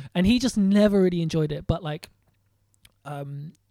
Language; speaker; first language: English; native; English